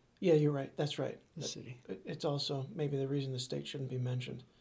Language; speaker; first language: English; native; English